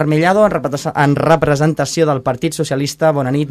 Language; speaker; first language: Catalan; native; Catalan